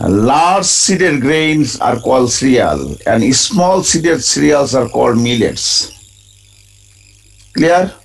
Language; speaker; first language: English; non-native, local second language; Bangla